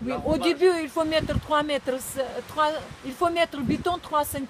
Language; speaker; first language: French; non-native, learner; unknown